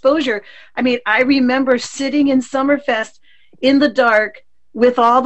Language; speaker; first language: English; native; English